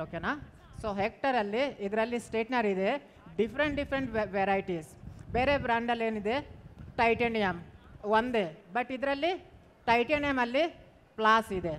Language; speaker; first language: Kannada; non-native, local second language; Hindi